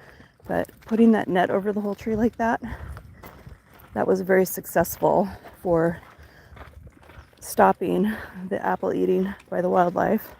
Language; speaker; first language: English; native; English